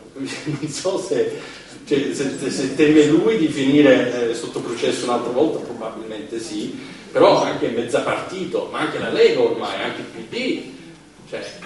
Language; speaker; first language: Italian; non-native, fluent; English